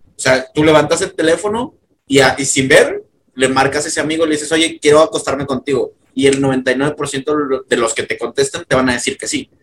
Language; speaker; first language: Spanish; native; Spanish